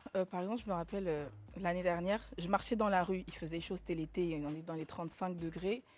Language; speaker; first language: French; non-native, local second language; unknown